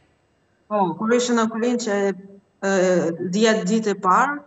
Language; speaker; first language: Albanian; non-native, learner; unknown